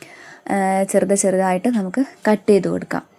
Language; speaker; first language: Malayalam; native; Malayalam